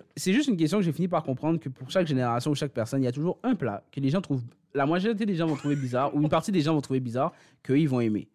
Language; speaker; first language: French; early bilingual, other home language; Haitian Creole